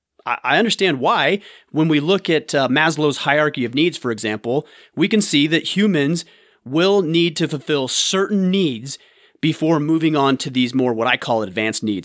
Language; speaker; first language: English; native; English